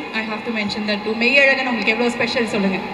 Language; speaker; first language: Tamil; native; Tamil